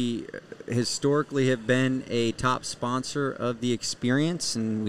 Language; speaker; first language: English; native; English